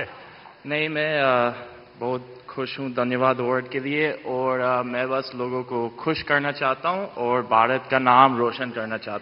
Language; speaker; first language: Hindi; non-native, fluent; English